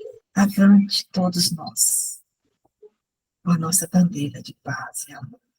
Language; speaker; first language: Portuguese; native; Portuguese